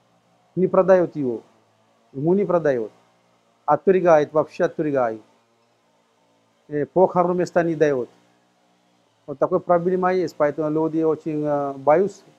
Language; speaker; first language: Russian; non-native, learner; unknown